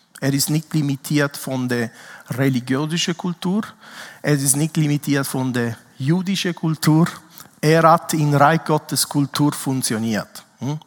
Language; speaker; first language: German; non-native, fluent; Italian